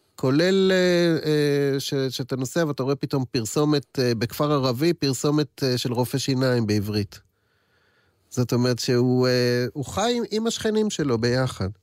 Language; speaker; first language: Hebrew; native; Hebrew